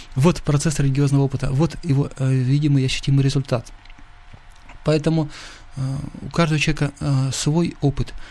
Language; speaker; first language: Russian; native; Russian